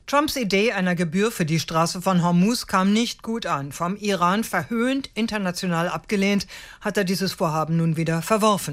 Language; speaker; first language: German; native; German